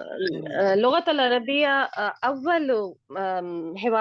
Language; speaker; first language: Arabic; non-native, learner; Urdu